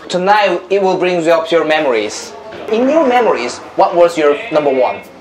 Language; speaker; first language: English; non-native, fluent; Korean